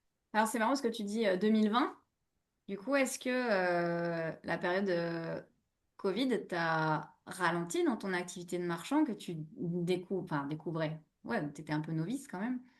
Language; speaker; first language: French; native; French